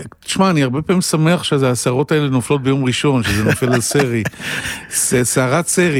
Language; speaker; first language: Hebrew; native; Hebrew